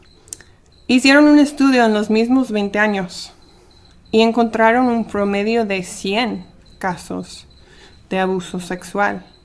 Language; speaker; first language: Spanish; early bilingual, heritage; Spanish